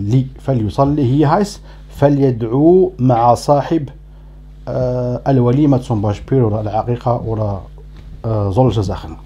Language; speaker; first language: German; non-native, fluent; Arabic